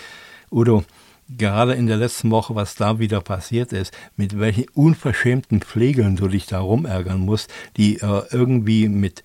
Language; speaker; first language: German; native; German